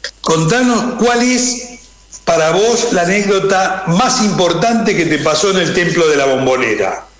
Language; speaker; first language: Spanish; native; Spanish